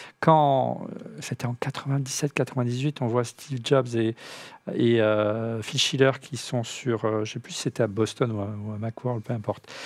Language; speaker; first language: French; native; French